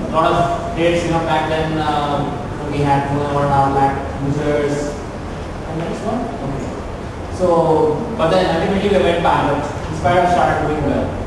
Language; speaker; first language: English; non-native, local second language; Kannada